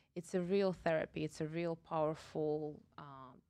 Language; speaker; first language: English; non-native, fluent; Russian